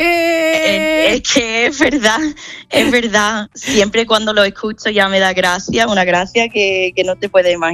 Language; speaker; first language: Spanish; non-native, fluent; English